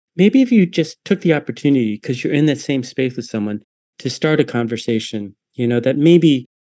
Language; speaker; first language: English; native; English